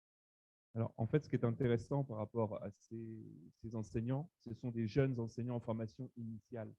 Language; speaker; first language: French; native; French